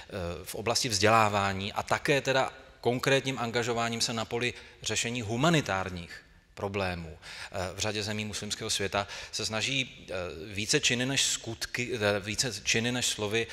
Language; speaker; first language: Czech; native; Czech